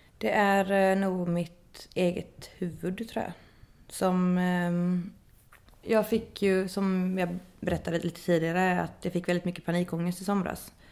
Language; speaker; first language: Swedish; native; Swedish